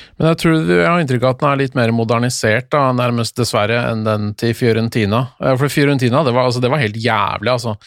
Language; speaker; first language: Norwegian; native; Norwegian